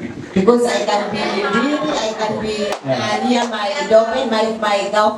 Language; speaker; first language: English; non-native, fluent; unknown